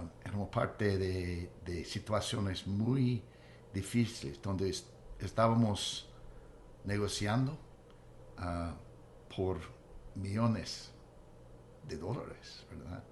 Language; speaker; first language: Spanish; non-native, fluent; English